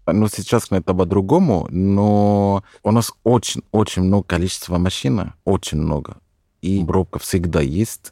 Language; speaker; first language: Russian; non-native, fluent; Arabic